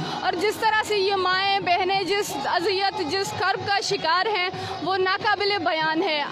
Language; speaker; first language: Urdu; non-native, local second language; Baluchi